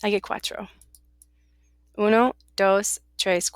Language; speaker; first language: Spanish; non-native, fluent; English